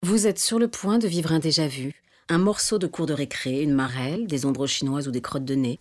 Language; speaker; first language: French; native; French